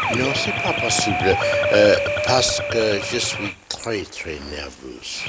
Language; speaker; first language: French; non-native, learner; English